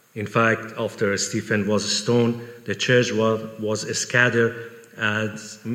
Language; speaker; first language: English; non-native, fluent; Persian